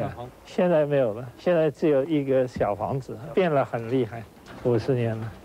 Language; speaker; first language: Chinese; non-native, local second language; Wu Chinese